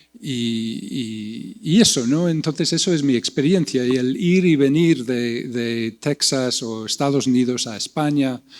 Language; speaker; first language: Spanish; non-native, fluent; English